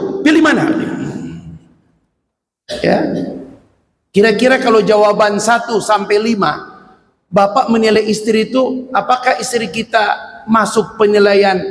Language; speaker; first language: Indonesian; native; Indonesian